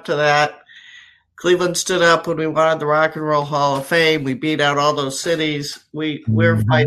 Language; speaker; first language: English; native; English